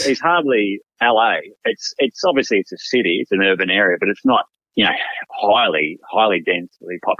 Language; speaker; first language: English; native; English